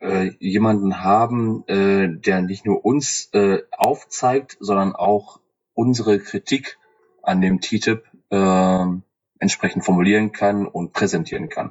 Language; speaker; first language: German; native; German